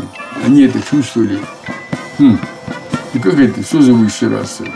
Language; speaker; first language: Russian; native; Russian